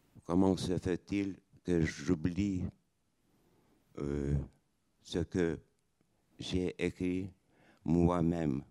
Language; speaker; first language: French; non-native, fluent; Lithuanian